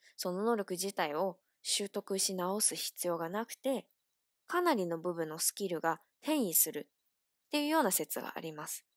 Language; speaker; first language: Japanese; non-native, fluent; Chinese